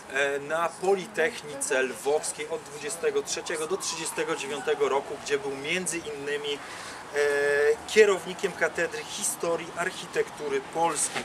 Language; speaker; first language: Polish; native; Polish